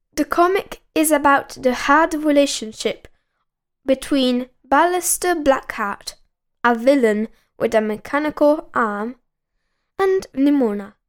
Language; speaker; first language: English; non-native, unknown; Italian